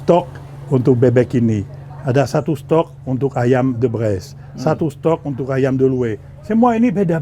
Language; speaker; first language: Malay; non-native, fluent; French